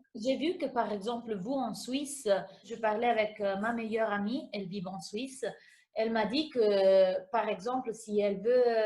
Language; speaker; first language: French; non-native, fluent; Italian